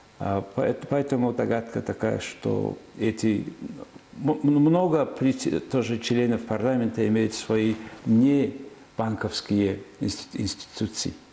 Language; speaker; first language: Russian; non-native, fluent; Mongolian